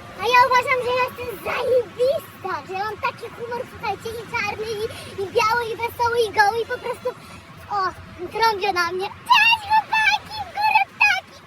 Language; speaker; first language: Polish; native; Polish